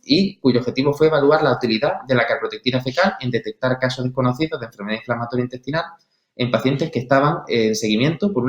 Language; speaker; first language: Spanish; native; Spanish